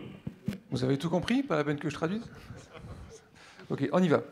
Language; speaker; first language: French; native; French